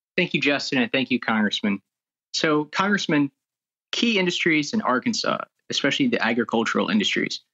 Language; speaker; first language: English; native; English